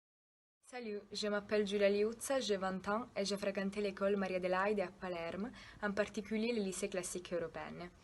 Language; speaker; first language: French; non-native, learner; Italian